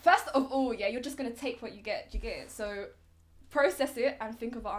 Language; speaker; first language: English; native; English